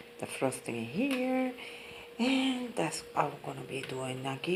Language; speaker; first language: English; non-native, learner; Spanish